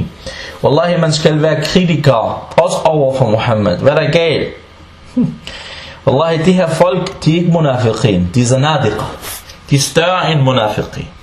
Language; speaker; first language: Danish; non-native, fluent; Arabic